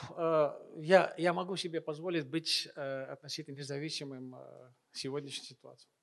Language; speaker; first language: Russian; non-native, local second language; Chechen